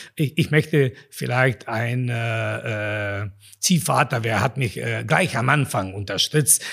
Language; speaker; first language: German; non-native, fluent; Serbian